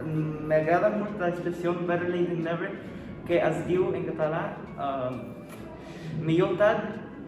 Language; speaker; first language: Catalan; non-native, learner; Spanish